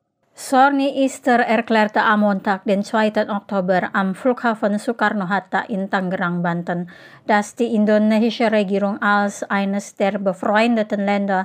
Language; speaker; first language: German; non-native, fluent; Indonesian